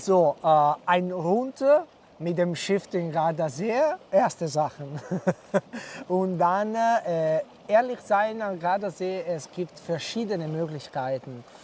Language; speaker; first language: German; non-native, learner; Italian